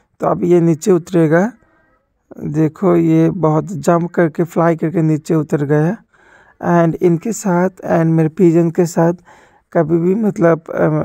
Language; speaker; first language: Hindi; non-native, local second language; Bangla